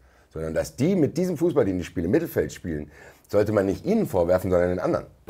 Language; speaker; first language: German; native; German